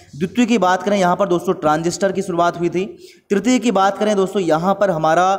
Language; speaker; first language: Hindi; native; Hindi